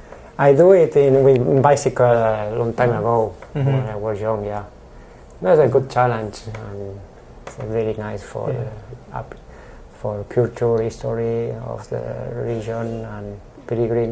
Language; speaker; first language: English; non-native, learner; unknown